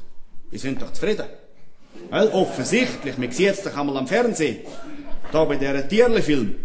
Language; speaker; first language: German; native; German